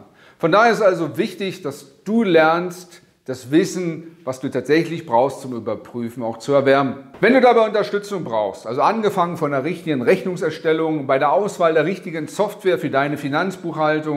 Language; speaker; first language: German; native; German